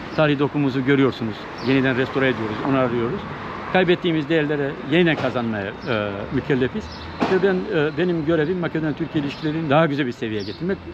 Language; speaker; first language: Turkish; native; Turkish